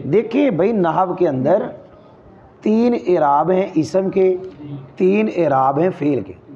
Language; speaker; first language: Urdu; non-native, local second language; Punjabi